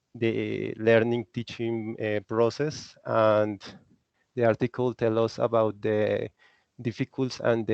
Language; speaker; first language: English; non-native, learner; Spanish